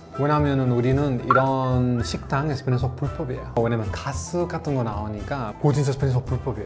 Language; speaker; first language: Korean; non-native, fluent; Spanish